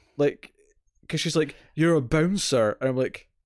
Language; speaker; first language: English; native; English